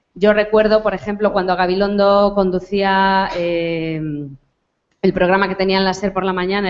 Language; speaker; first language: Spanish; non-native, local second language; Galician